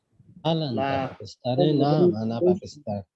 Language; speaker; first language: Arabic; non-native, learner; Bangla